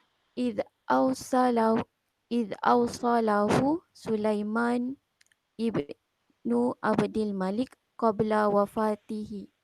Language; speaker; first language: Arabic; non-native, learner; Malay